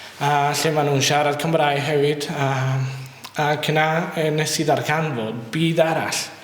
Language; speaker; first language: Welsh; non-native, learner; Spanish